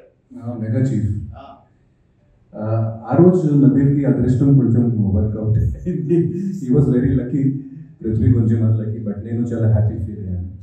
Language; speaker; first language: Telugu; non-native, fluent; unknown